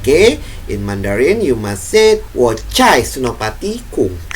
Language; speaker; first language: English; non-native, fluent; Indonesian